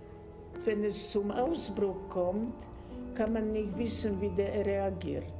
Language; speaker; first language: German; non-native, fluent; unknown